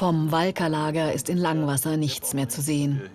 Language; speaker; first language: German; native; German